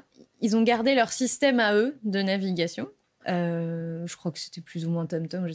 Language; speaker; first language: French; native; French